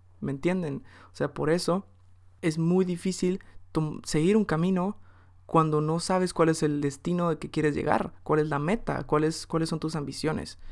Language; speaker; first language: Spanish; early bilingual, heritage; Spanish